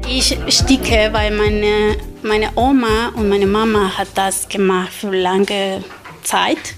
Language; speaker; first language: German; non-native, learner; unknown